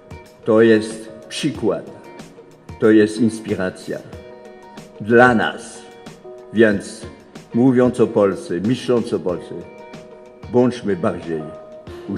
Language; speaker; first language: Polish; non-native, fluent; French